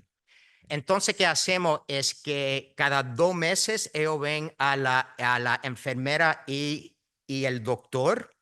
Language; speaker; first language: Spanish; early bilingual, heritage; Spanish